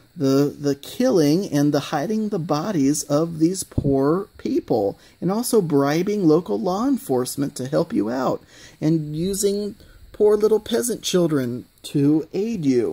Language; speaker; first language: English; native; English